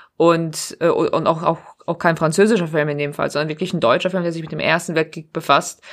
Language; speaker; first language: German; early bilingual, other home language; Polish